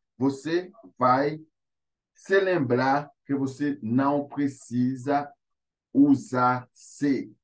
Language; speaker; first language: Portuguese; non-native, fluent; Haitian Creole